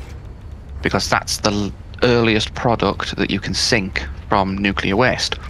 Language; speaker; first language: English; native; English